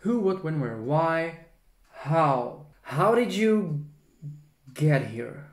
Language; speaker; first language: English; non-native, fluent; Czech